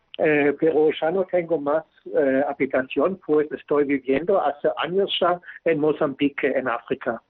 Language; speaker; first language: Spanish; non-native, fluent; German